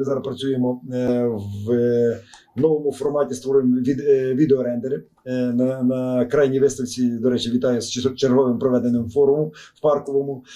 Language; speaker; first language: Ukrainian; native; Ukrainian